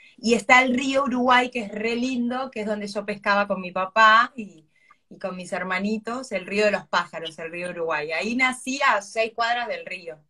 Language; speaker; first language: Spanish; native; Spanish